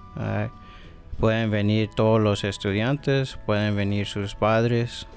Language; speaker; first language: Spanish; early bilingual, heritage; Spanish